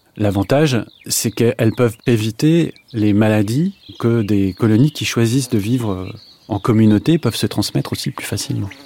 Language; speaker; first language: French; native; French